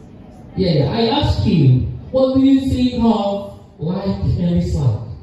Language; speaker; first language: English; non-native, learner; Indonesian